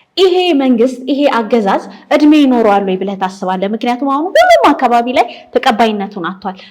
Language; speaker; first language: Amharic; native; Amharic